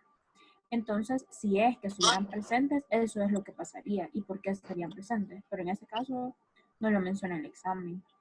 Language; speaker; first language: Spanish; native; Spanish